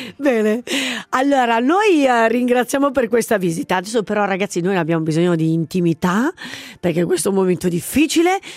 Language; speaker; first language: Italian; native; Italian